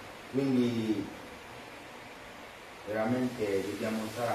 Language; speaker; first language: Italian; non-native, fluent; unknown